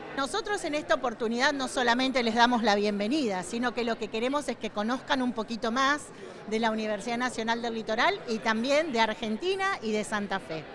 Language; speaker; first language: Spanish; native; Spanish